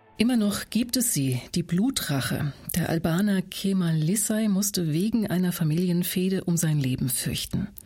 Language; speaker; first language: German; native; German